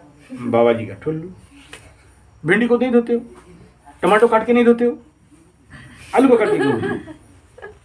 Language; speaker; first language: Hindi; non-native, local second language; Odia